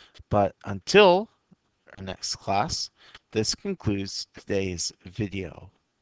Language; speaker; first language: English; native; English